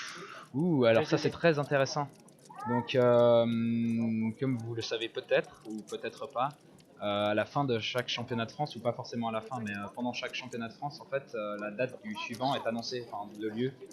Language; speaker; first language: French; native; French